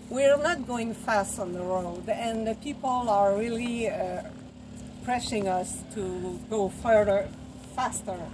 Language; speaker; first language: English; non-native, learner; French